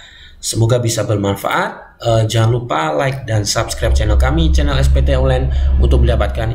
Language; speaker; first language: Indonesian; native; Indonesian